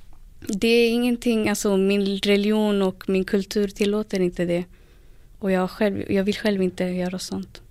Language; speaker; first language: Swedish; early bilingual, other home language; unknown